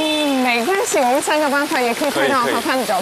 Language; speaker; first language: Chinese; non-native, fluent; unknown